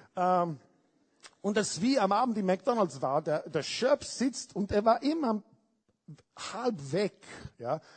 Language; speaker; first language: German; non-native, fluent; Italian